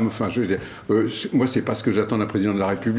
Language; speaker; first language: French; native; French